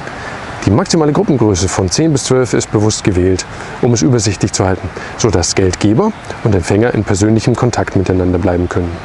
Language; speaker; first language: German; native; German